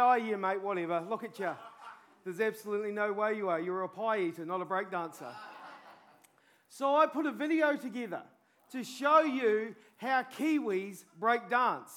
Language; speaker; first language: English; native; English